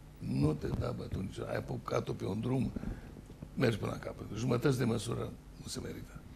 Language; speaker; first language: Romanian; native; Romanian